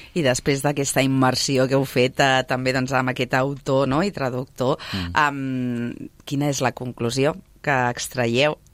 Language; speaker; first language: Catalan; native; Catalan